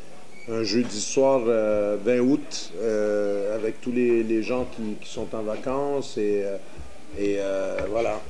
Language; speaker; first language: French; native; French